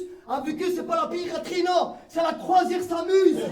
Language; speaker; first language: French; native; French